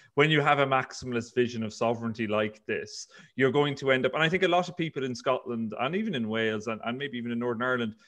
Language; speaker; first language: English; native; English